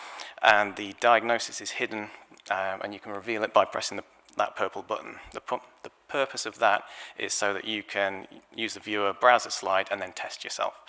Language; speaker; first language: English; native; English